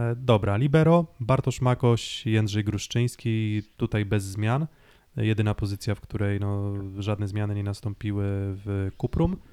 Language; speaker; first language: Polish; native; Polish